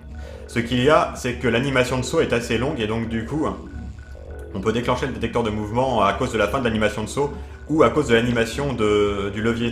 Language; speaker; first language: French; native; French